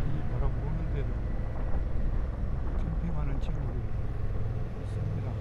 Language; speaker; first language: Korean; native; Korean